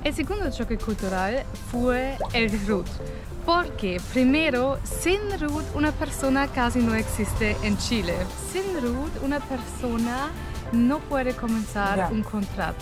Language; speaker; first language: Spanish; non-native, fluent; German